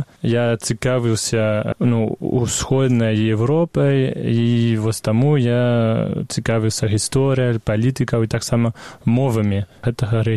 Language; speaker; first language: Belarusian; non-native, fluent; French